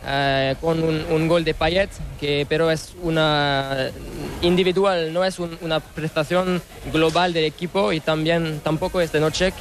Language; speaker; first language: Spanish; non-native, learner; French